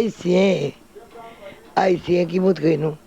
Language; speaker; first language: Haitian Creole; early bilingual, heritage; Spanish